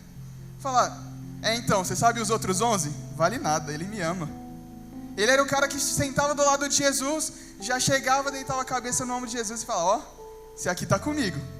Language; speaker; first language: Portuguese; native; Portuguese